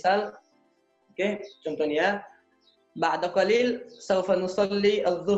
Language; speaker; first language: Indonesian; non-native, learner; Arabic